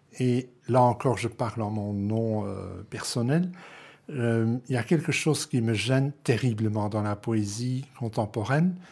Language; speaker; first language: French; non-native, local second language; Dutch